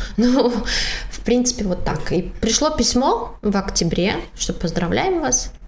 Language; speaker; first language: Russian; non-native, local second language; Tajik